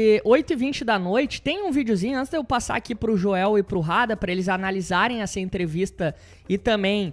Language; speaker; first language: Portuguese; native; Portuguese